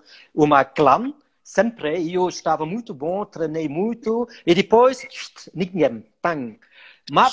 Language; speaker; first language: Portuguese; non-native, learner; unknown